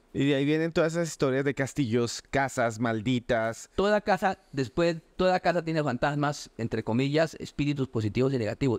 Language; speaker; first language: Spanish; native; Spanish